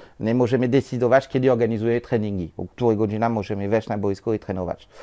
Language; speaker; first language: Polish; non-native, learner; French